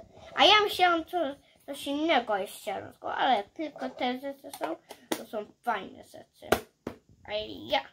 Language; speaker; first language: Polish; early bilingual, heritage; English